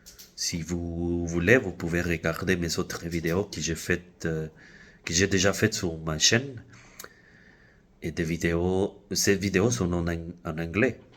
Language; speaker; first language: French; non-native, fluent; Spanish